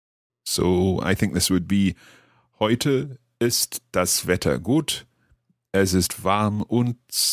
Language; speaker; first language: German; non-native, learner; English